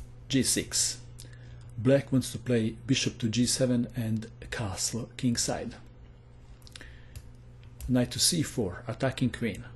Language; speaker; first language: English; non-native, fluent; Croatian